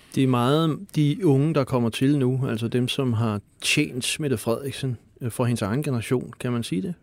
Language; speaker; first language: Danish; native; Danish